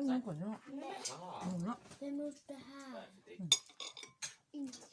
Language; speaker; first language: Swedish; non-native, fluent; Thai